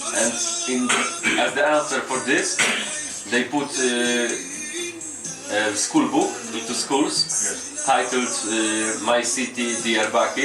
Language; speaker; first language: English; non-native, fluent; Polish